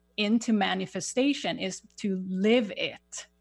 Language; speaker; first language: English; non-native, fluent; Swedish